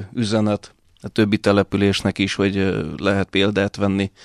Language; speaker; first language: Hungarian; early bilingual, other home language; Russian